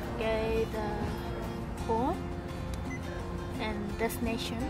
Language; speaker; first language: English; non-native, learner; Thai